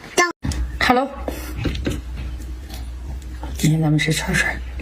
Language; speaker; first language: Chinese; native; Chinese